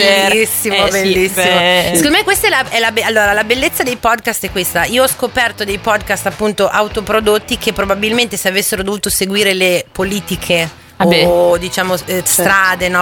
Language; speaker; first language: Italian; native; Italian